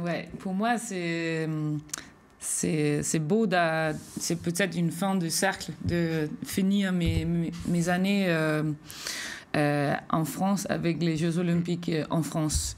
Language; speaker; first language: French; non-native, fluent; Danish